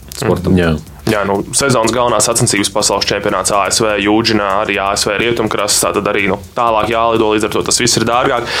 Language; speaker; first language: Latvian; native; Latvian